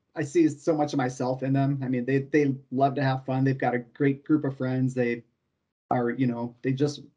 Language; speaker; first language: English; native; English